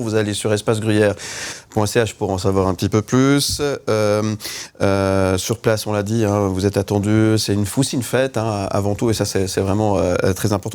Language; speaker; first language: French; native; French